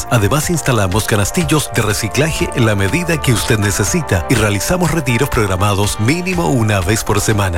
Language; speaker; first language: Spanish; native; Spanish